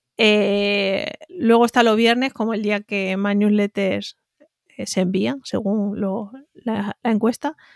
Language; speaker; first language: Spanish; native; Spanish